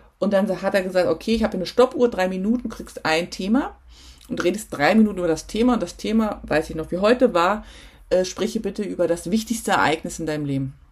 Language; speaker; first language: German; native; German